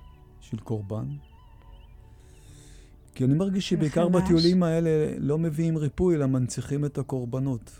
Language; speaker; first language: Hebrew; native; Hebrew